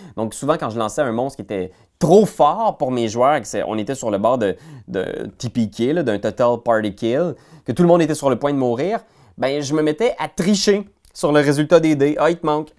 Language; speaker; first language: French; native; French